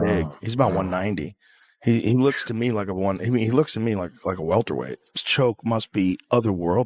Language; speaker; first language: English; native; English